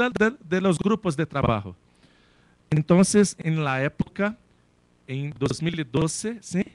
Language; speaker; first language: Spanish; non-native, learner; Portuguese